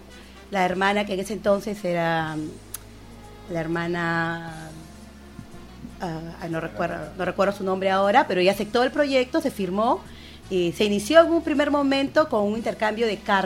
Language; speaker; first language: Spanish; native; Spanish